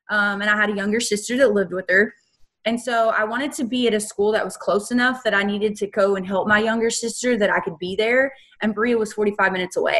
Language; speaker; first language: English; native; English